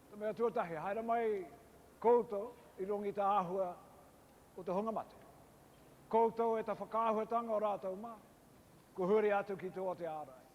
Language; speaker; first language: Māori; native; Māori